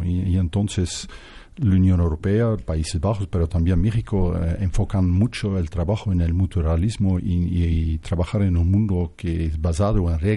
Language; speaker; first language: Spanish; non-native, fluent; Dutch